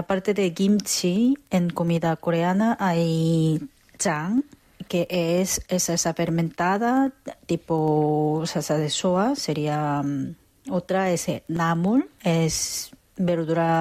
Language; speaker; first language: Spanish; non-native, fluent; Korean